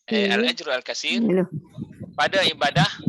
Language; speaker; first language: Malay; native; Malay